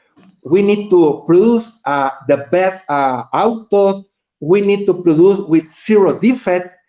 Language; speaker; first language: English; non-native, learner; Spanish